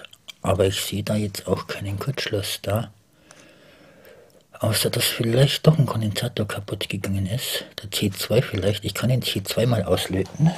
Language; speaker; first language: German; native; German